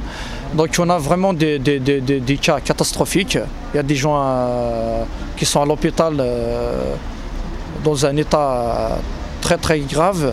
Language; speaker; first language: French; non-native, local second language; Arabic